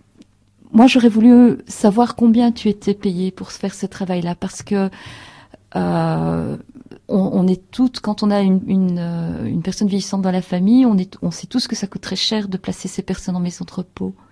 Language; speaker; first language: French; native; French